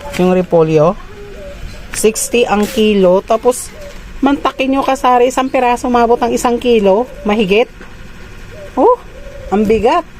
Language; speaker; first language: Filipino; non-native, local second language; Cebuano